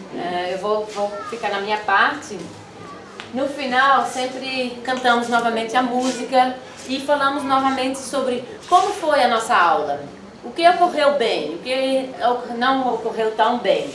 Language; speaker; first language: Portuguese; non-native, fluent; Dutch